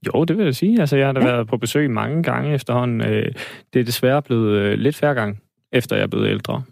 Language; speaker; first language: Danish; native; Danish